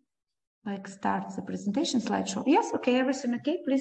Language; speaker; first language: English; non-native, learner; Ukrainian